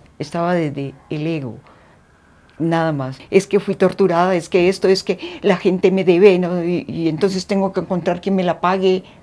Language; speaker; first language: Spanish; native; Spanish